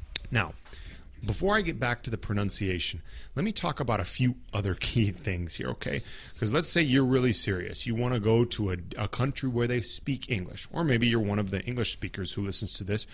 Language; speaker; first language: English; native; English